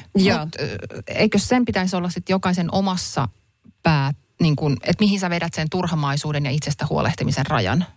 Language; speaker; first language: Finnish; native; Finnish